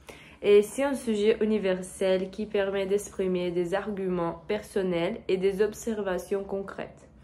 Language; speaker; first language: French; non-native, learner; Portuguese